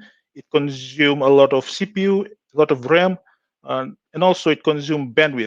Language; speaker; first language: English; non-native, local second language; Fijian